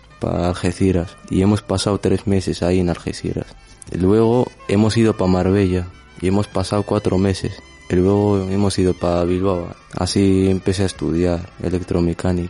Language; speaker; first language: Spanish; non-native, learner; Arabic